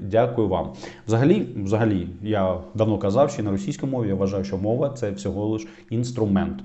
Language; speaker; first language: Ukrainian; non-native, local second language; Russian